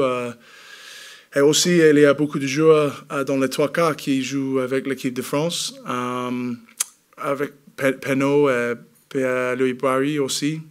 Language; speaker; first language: French; non-native, learner; English